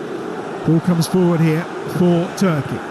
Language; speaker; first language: English; native; English